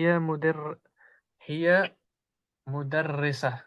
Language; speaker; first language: Arabic; non-native, learner; Urdu